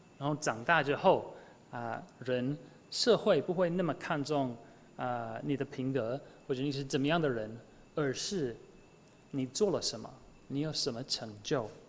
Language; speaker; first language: Chinese; non-native, fluent; English